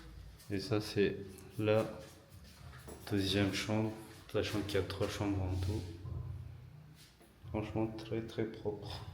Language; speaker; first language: French; native; French